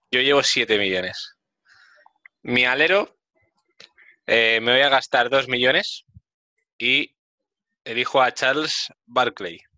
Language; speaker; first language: Spanish; native; Spanish